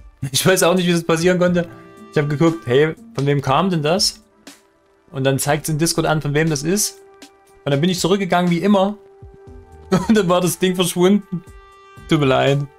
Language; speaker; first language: German; native; German